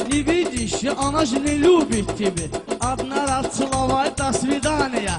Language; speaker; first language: Russian; non-native, local second language; Azerbaijani